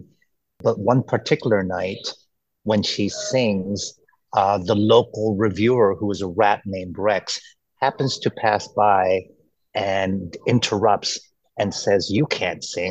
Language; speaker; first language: English; early bilingual, other home language; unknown